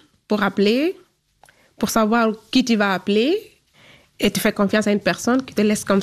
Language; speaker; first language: French; non-native, local second language; Fula